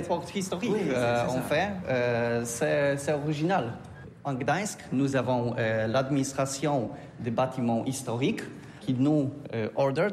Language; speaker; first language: French; non-native, learner; Polish